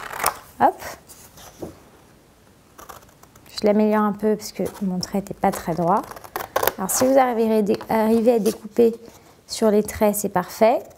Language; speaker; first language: French; native; French